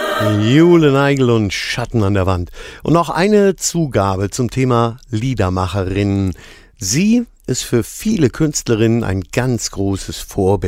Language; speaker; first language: German; native; German